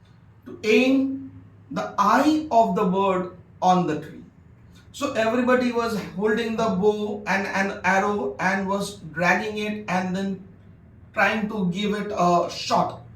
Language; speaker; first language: English; non-native, local second language; Bangla